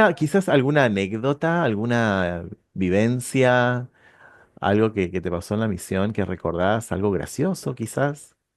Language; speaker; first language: Spanish; native; Spanish